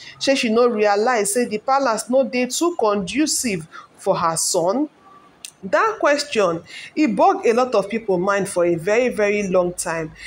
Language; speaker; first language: Nigerian Pidgin; non-native, local second language; Yoruba